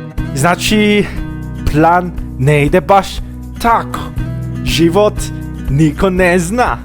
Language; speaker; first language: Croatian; non-native, fluent; Korean